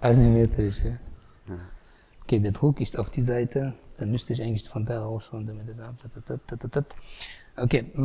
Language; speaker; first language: German; native; German